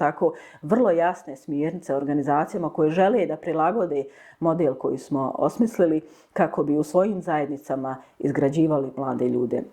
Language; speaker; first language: Bosnian; native; Bosnian